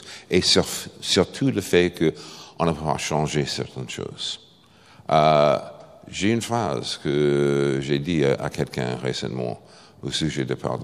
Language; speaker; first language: French; non-native, fluent; English